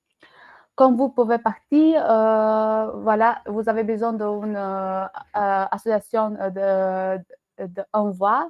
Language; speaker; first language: French; non-native, learner; Albanian